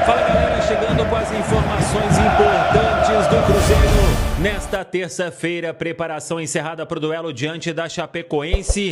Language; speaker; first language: Portuguese; native; Portuguese